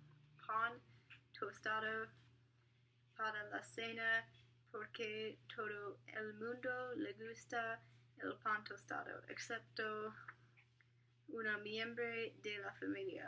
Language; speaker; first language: Spanish; non-native, learner; English